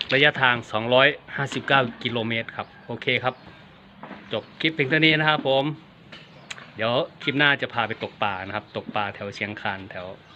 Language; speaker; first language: Thai; native; Thai